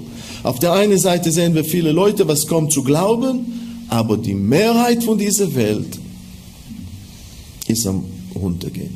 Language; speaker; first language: German; non-native, fluent; Hebrew